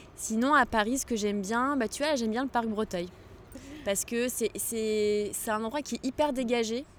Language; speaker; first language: French; non-native, local second language; Arabic